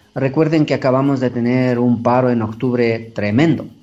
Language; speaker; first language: Spanish; native; Spanish